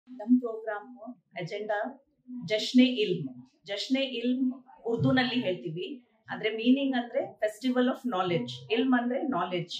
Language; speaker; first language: Kannada; non-native, local second language; Urdu